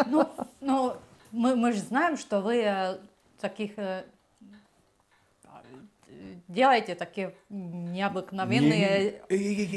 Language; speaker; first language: Russian; non-native, learner; Estonian